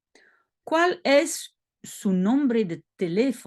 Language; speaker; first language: Spanish; non-native, learner; French